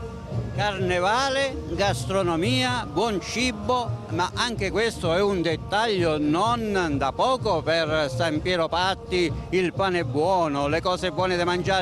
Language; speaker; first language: Italian; native; Italian